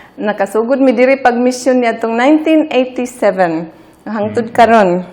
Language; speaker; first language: Cebuano; non-native, fluent; English